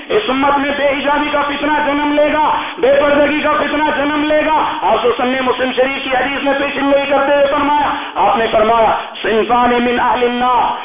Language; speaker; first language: Urdu; native; Urdu